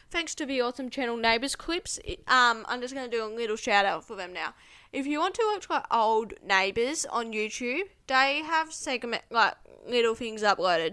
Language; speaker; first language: English; native; English